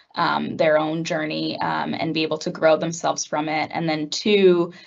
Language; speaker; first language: English; native; English